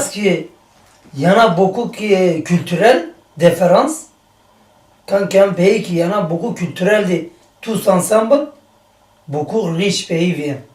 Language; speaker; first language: French; non-native, learner; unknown